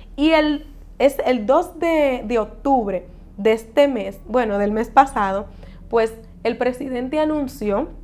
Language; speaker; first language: Spanish; native; Spanish